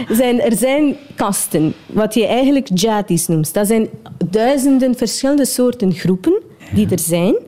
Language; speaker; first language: Dutch; non-native, fluent; Tamil